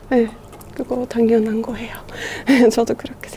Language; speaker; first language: Korean; non-native, learner; Estonian